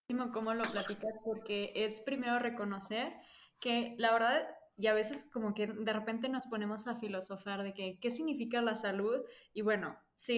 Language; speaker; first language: Spanish; native; Spanish